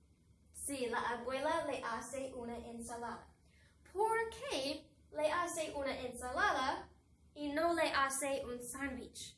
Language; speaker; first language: Spanish; non-native, fluent; English